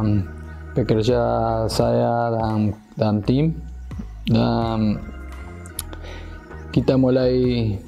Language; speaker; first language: Indonesian; non-native, fluent; Spanish